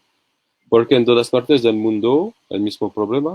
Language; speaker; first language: Spanish; non-native, learner; French